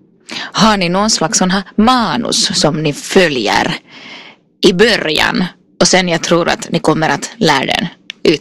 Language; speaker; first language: Swedish; non-native, fluent; Finnish